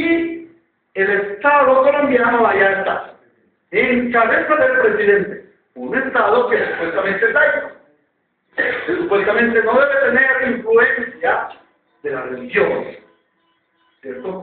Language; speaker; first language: Spanish; native; Spanish